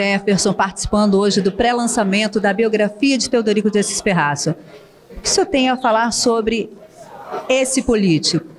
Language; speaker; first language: Portuguese; native; Portuguese